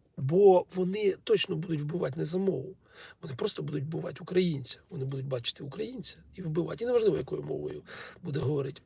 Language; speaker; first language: Ukrainian; non-native, local second language; Russian